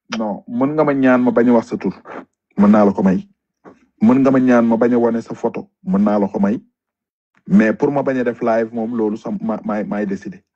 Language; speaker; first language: Wolof; non-native, local second language; Fula